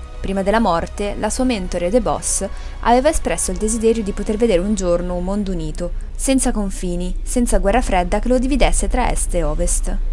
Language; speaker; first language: Italian; native; Italian